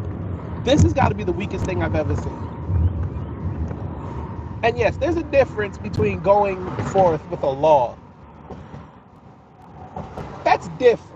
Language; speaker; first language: English; native; English